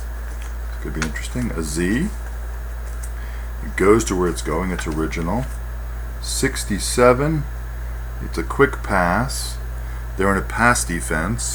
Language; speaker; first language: English; native; English